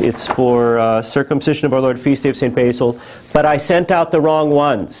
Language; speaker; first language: English; early bilingual, other home language; Ukrainian